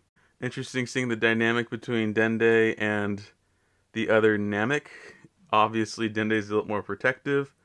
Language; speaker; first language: English; native; English